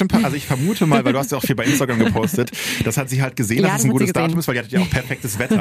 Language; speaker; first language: German; native; German